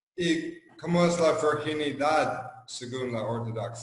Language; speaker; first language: Spanish; non-native, fluent; English